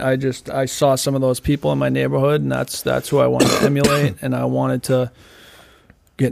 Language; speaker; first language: English; native; English